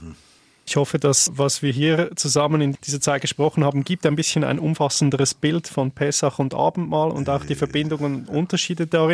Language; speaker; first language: German; native; German